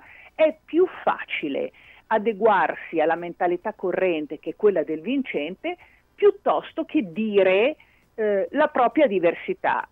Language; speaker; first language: Italian; native; Italian